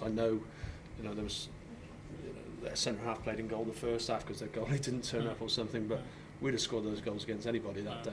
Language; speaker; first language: English; native; English